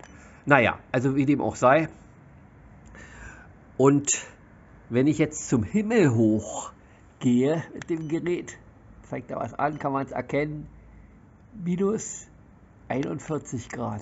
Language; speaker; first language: German; native; German